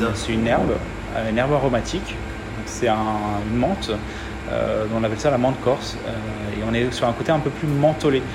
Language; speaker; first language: French; native; French